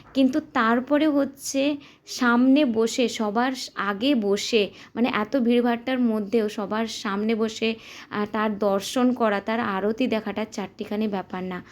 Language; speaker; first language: Bangla; non-native, local second language; Santali